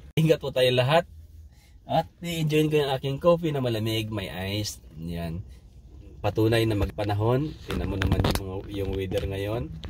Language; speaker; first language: Filipino; non-native, local second language; Cebuano